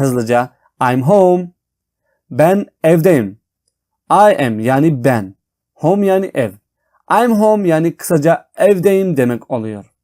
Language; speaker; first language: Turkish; non-native, fluent; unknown